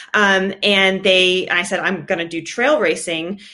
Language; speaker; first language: English; native; English